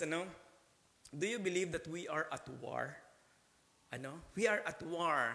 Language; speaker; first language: English; non-native, local second language; Filipino